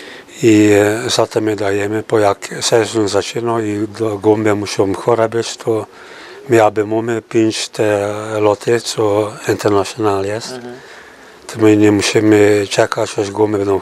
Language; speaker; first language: Polish; early bilingual, heritage; Polish